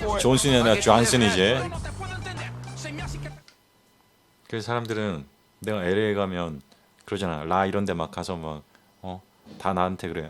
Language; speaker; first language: Korean; native; Korean